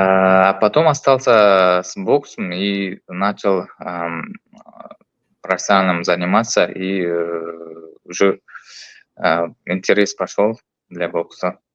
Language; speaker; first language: Russian; non-native, learner; Uzbek